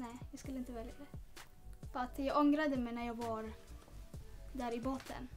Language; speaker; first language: Swedish; non-native, learner; Tigrinya